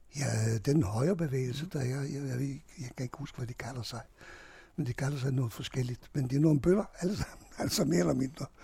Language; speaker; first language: Danish; non-native, fluent; Hungarian